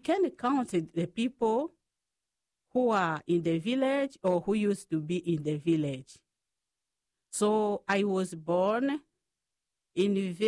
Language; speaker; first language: English; non-native, fluent; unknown